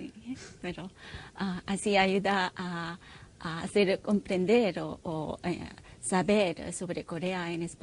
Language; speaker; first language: Spanish; non-native, fluent; Korean